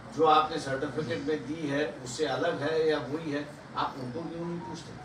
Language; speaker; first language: Hindi; non-native, local second language; Marathi